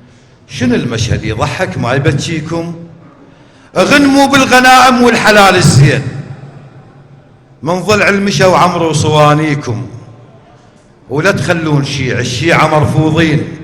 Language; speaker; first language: Arabic; native; Arabic